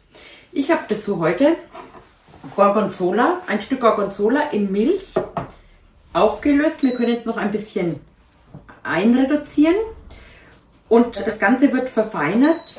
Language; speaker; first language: German; native; German